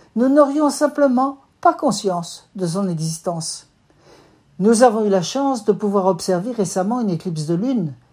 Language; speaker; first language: French; native; French